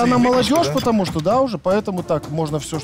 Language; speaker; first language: Russian; native; Russian